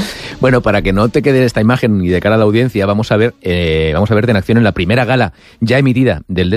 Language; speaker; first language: Spanish; native; Spanish